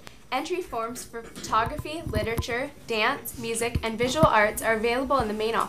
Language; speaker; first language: English; native; English